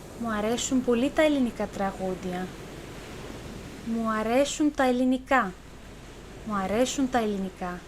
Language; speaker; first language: Greek; non-native, fluent; Turkish